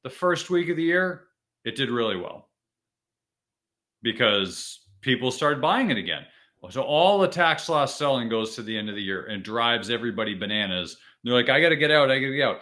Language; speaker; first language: English; native; English